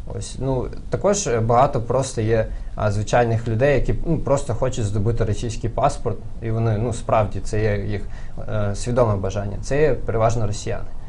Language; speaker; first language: Ukrainian; non-native, local second language; Crimean Tatar